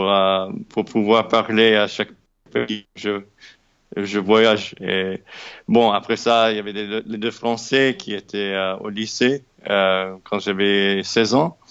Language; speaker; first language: French; non-native, fluent; English